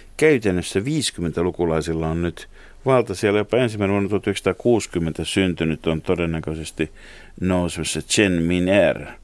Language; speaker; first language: Finnish; native; Finnish